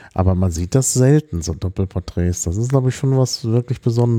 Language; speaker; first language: German; native; German